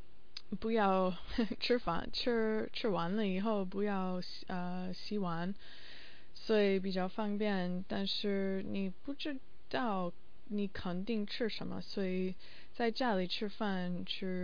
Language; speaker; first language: Chinese; non-native, learner; English